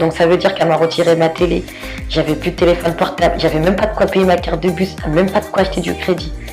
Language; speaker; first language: French; early bilingual, other home language; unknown